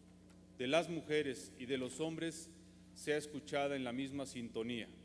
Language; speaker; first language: Spanish; native; Spanish